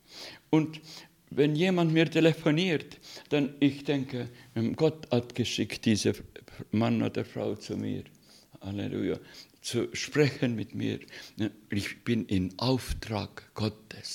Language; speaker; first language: German; non-native, fluent; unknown